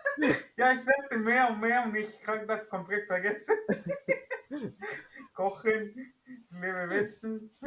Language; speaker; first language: German; non-native, learner; Spanish